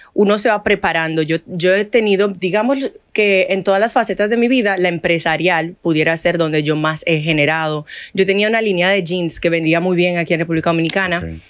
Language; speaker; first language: Spanish; non-native, fluent; Haitian Creole